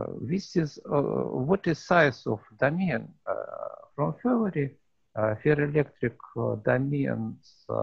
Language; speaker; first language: English; non-native, learner; Russian